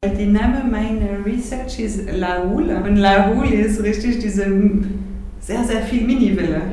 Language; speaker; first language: German; non-native, learner; French